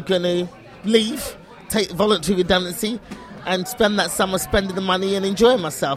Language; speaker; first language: English; native; English